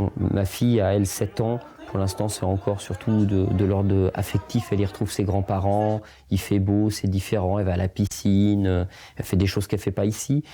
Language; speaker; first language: French; early bilingual, other home language; Portuguese